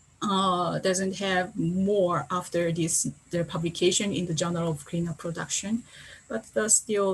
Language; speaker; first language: English; non-native, fluent; Japanese